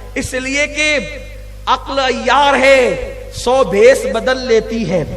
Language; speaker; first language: Urdu; native; Urdu